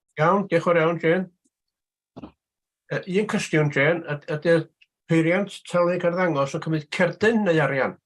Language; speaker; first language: Welsh; native; Welsh